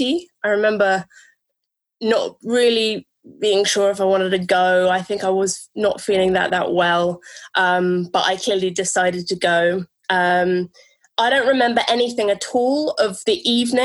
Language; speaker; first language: English; native; English